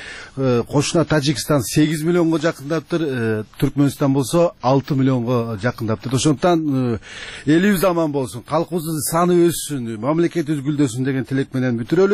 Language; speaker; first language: Kyrgyz; native; Kyrgyz